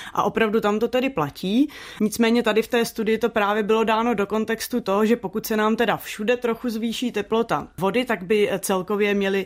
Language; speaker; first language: Czech; native; Czech